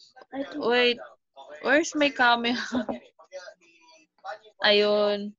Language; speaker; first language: English; non-native, local second language; Filipino